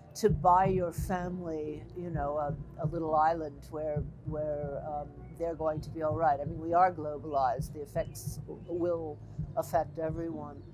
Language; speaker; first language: English; native; English